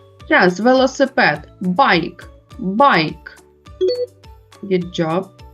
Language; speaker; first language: English; non-native, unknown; Ukrainian